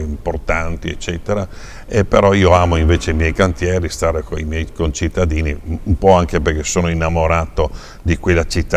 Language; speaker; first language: Italian; native; Italian